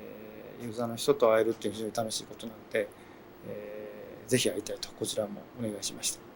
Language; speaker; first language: Japanese; native; Japanese